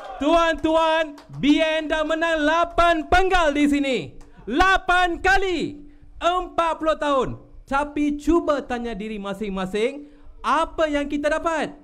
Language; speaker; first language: Malay; non-native, local second language; Tamil